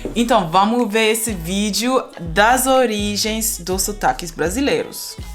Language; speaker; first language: Portuguese; non-native, fluent; Spanish